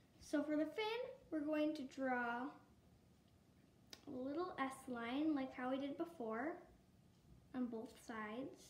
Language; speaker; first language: English; native; English